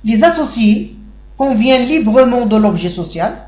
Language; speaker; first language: French; non-native, local second language; Arabic